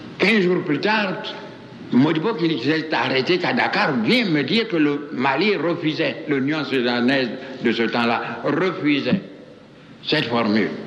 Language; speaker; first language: French; non-native, local second language; Baoulé